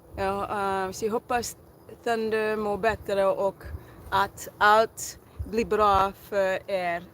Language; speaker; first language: Swedish; non-native, learner; English